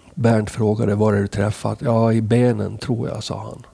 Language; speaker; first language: Swedish; native; Swedish